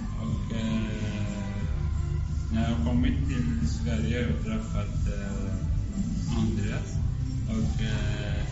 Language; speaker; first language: Swedish; non-native, learner; Arabic